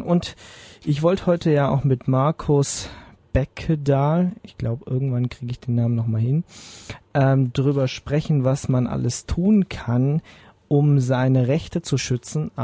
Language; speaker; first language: German; native; German